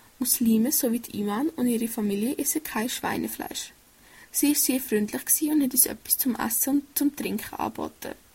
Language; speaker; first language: German; native; German